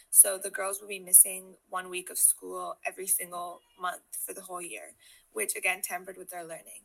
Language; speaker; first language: English; non-native, local second language; Hindi